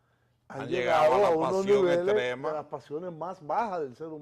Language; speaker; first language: Spanish; native; Spanish